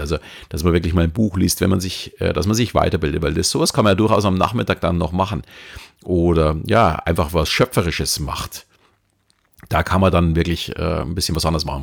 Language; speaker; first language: German; native; German